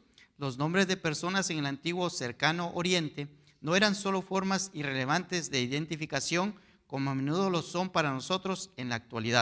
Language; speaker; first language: Spanish; native; Spanish